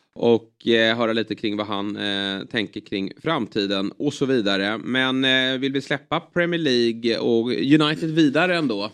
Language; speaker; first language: Swedish; native; Swedish